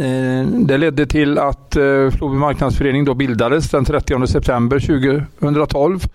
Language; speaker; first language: Swedish; native; Swedish